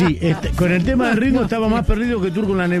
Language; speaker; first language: Spanish; native; Spanish